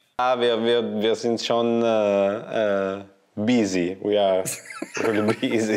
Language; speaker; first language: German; non-native, learner; Italian